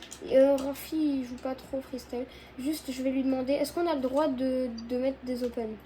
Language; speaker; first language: French; native; French